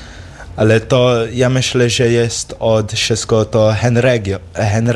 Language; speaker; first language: Polish; early bilingual, heritage; English